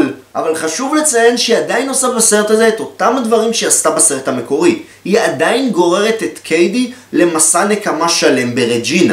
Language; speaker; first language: Hebrew; native; Hebrew